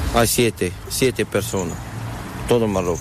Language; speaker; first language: Spanish; non-native, learner; Arabic